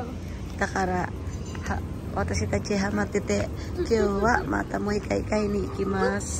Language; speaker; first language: Japanese; non-native, fluent; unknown